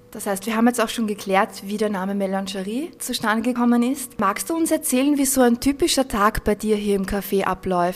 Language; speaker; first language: German; native; German